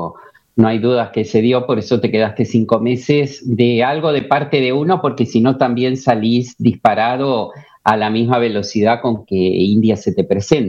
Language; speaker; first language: Spanish; native; Spanish